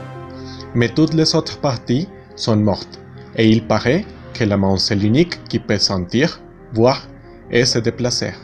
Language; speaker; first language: French; non-native, learner; Spanish